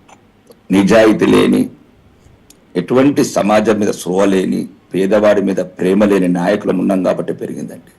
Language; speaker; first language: Telugu; native; Telugu